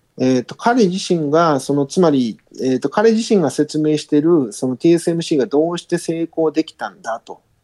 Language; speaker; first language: Japanese; native; Japanese